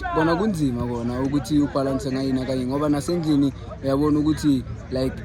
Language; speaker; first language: Zulu; non-native, local second language; Southern Sotho